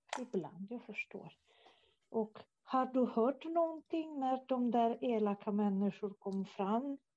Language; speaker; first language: Swedish; non-native, fluent; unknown